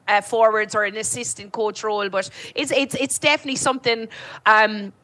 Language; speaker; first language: English; native; English